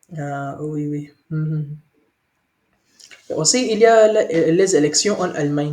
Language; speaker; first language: French; non-native, learner; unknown